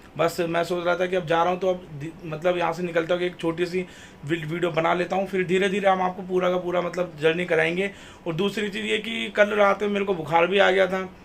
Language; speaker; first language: Hindi; native; Hindi